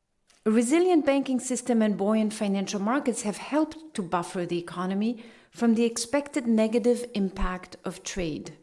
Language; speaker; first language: English; non-native, fluent; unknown